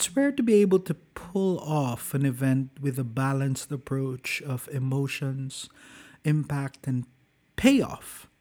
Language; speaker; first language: English; non-native, local second language; Cebuano